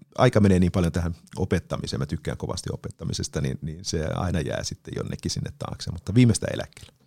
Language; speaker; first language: Finnish; native; Finnish